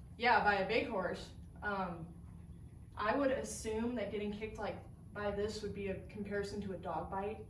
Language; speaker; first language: English; native; English